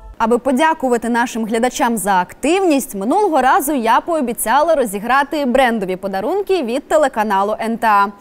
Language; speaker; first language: Ukrainian; native; Ukrainian